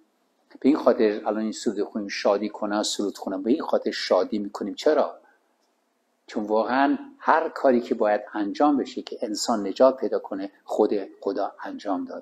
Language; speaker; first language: Persian; native; Persian